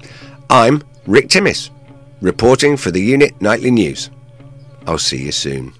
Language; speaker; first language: English; native; English